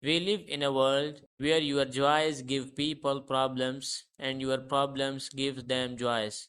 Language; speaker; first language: English; non-native, local second language; Urdu